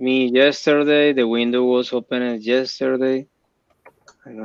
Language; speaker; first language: English; non-native, learner; Spanish